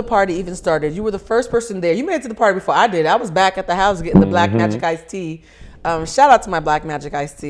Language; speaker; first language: English; native; English